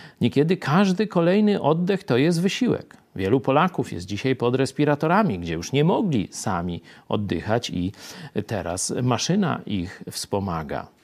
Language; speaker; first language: Polish; native; Polish